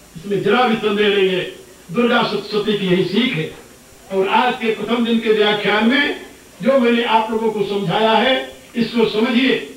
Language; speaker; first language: Hindi; native; Hindi